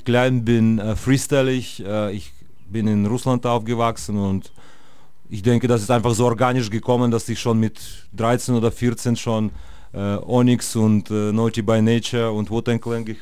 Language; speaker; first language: German; non-native, fluent; Russian